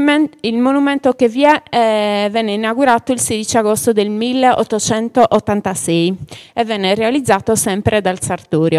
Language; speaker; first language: Italian; native; Italian